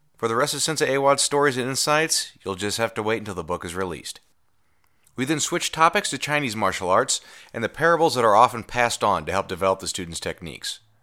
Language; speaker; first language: English; native; English